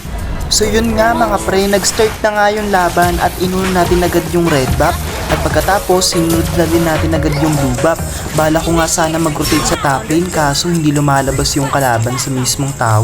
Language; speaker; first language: Filipino; native; Filipino